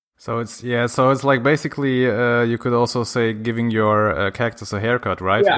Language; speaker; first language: English; non-native, fluent; German